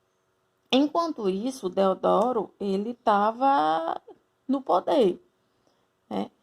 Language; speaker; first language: Portuguese; native; Portuguese